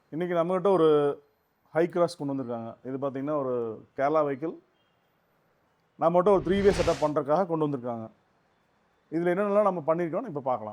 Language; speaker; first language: Tamil; native; Tamil